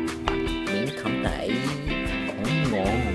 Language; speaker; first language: Vietnamese; non-native, learner; Japanese